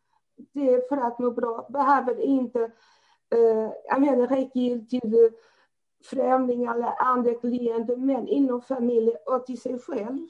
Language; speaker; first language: Swedish; non-native, fluent; Portuguese